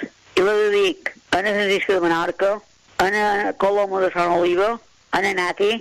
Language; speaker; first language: Catalan; native; Catalan